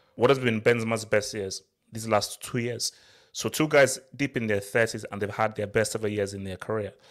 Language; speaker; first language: English; native; English